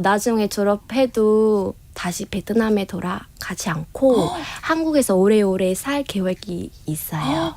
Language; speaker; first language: Korean; non-native, fluent; Vietnamese